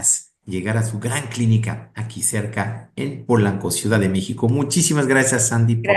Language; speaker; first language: Spanish; native; Spanish